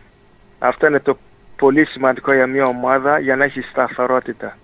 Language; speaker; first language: Greek; non-native, fluent; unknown